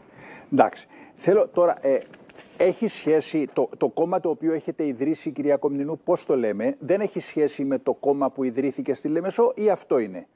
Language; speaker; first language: Greek; native; Greek